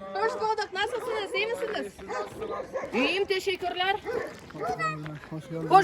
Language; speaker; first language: Turkish; non-native, learner; Russian